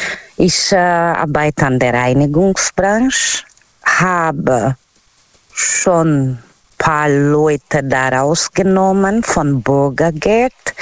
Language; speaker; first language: German; non-native, learner; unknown